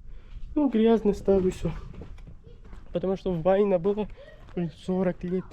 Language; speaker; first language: Russian; non-native, learner; Pashto